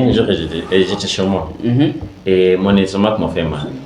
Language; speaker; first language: French; non-native, learner; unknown